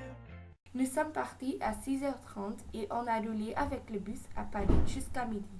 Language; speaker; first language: French; non-native, learner; Dutch